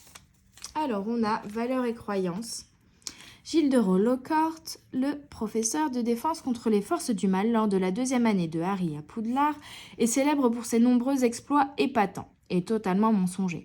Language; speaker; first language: French; native; French